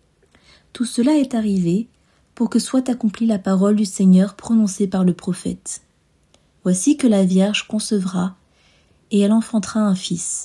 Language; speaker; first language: French; native; French